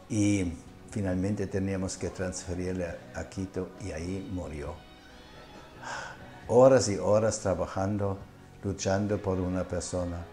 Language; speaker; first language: Spanish; non-native, fluent; German